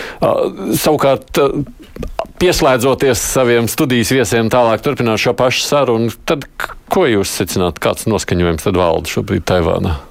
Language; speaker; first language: Latvian; native; Latvian